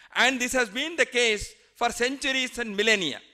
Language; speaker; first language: English; non-native, local second language; Kannada